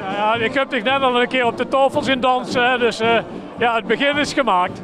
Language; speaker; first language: Dutch; non-native, local second language; Limburgish